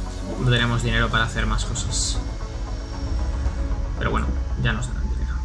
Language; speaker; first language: Spanish; native; Spanish